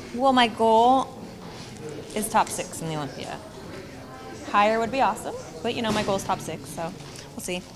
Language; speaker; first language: English; native; English